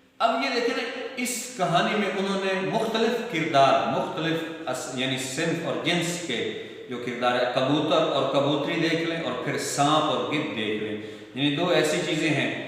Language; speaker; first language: Urdu; non-native, local second language; Punjabi